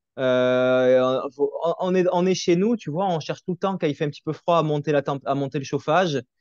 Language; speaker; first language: French; native; French